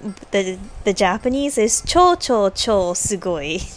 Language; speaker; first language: English; native; English